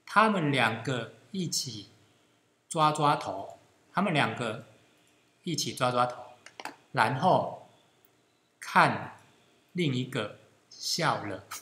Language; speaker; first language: Chinese; native; Chinese